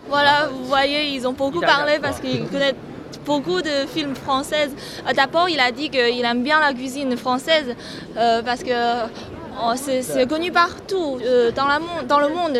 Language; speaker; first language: French; non-native, fluent; Chinese